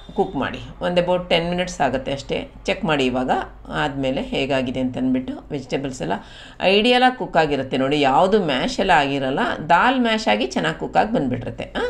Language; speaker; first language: Kannada; non-native, local second language; Konkani